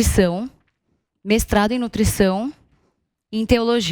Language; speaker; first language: Portuguese; native; Portuguese